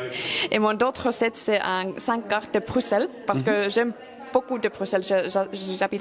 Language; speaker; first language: French; non-native, learner; Finnish